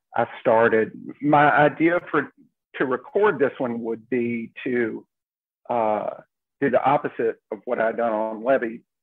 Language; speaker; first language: English; native; English